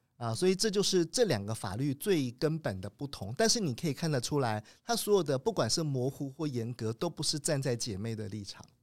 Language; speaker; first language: Chinese; native; Chinese